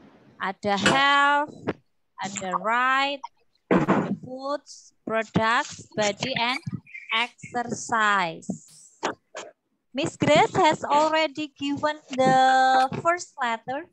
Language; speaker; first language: English; non-native, fluent; Indonesian